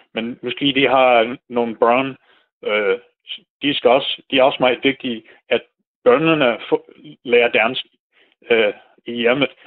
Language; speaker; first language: Danish; non-native, fluent; English